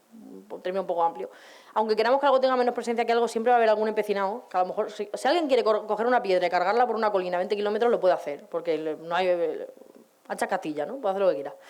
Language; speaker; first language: Spanish; native; Spanish